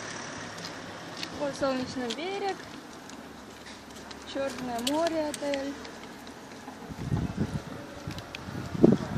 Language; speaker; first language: Russian; native; Russian